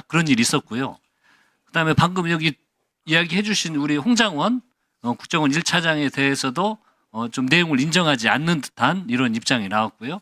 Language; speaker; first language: Korean; native; Korean